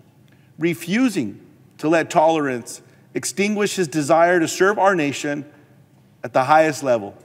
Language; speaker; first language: English; native; English